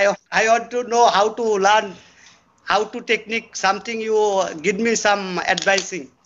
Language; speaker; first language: English; non-native, learner; Bangla